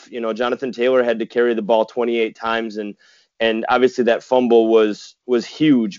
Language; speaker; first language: English; native; English